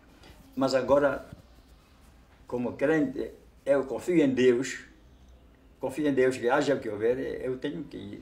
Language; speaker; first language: Portuguese; non-native, local second language; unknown